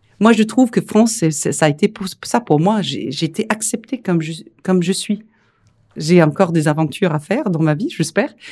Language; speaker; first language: French; non-native, fluent; Danish